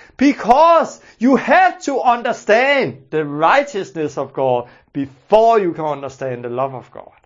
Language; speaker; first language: English; non-native, fluent; Danish